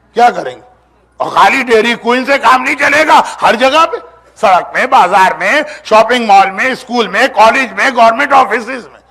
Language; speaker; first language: Urdu; native; Urdu